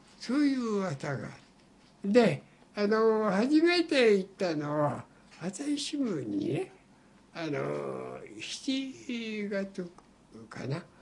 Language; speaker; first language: Japanese; native; Japanese